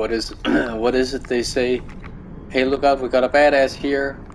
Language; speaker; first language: English; non-native, fluent; Danish